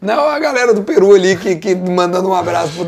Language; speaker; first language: Portuguese; native; Portuguese